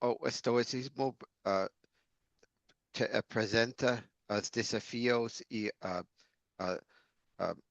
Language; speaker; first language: Portuguese; non-native, learner; English